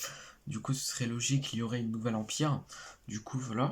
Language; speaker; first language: French; native; French